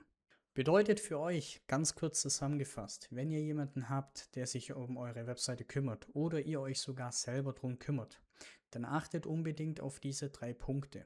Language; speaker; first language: German; native; German